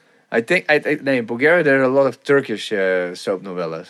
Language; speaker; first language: English; non-native, fluent; Dutch